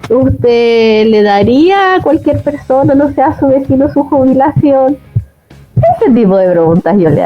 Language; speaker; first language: Spanish; native; Spanish